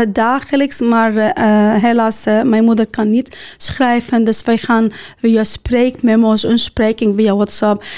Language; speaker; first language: Dutch; non-native, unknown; Arabic